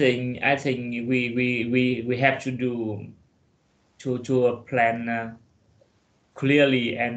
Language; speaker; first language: English; non-native, learner; Vietnamese